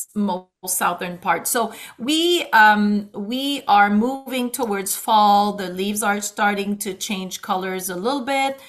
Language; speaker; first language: English; native; English